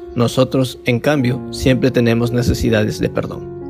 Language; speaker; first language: Spanish; non-native, fluent; Vietnamese